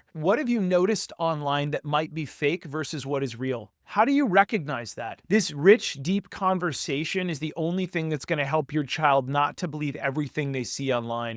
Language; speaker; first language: English; native; English